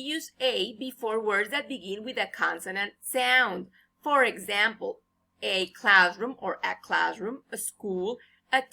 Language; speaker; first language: English; non-native, fluent; Spanish